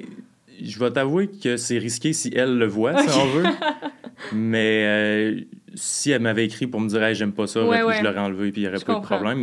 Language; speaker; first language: French; native; French